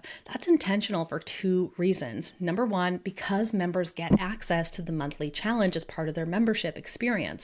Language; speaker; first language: English; native; English